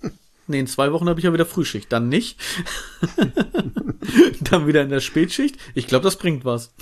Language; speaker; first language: German; native; German